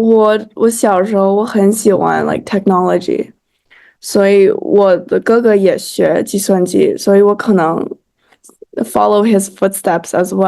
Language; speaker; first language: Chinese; early bilingual, heritage; Chinese